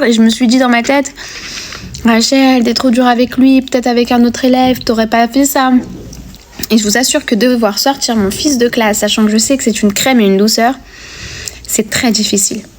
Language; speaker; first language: French; native; French